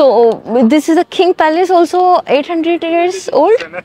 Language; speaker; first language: English; non-native, learner; Hindi